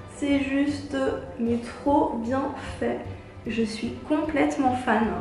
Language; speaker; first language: French; early bilingual, other home language; Portuguese